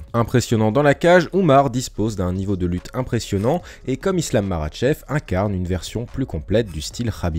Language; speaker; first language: French; native; French